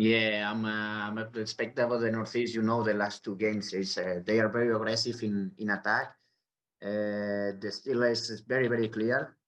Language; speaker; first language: English; non-native, learner; Spanish